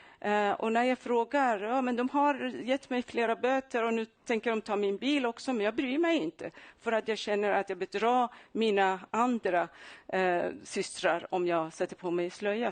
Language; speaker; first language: Swedish; non-native, fluent; Persian